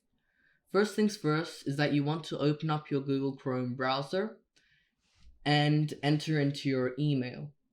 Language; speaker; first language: English; native; English